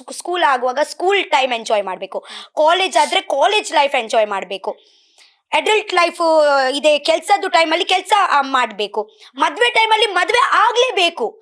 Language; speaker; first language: Kannada; non-native, local second language; Tulu